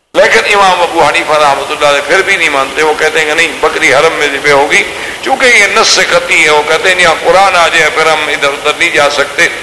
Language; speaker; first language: Urdu; native; Urdu